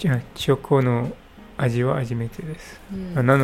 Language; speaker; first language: Japanese; non-native, learner; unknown